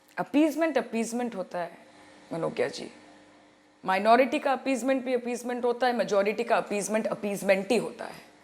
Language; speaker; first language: Hindi; non-native, local second language; Bangla